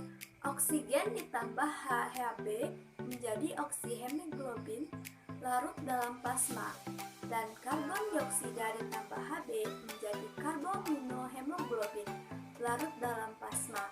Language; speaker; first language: Indonesian; native; Indonesian